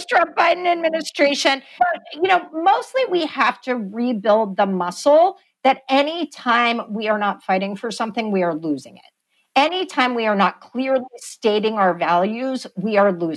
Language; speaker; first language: English; native; English